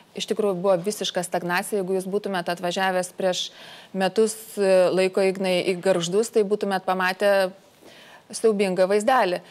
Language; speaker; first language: Lithuanian; native; Lithuanian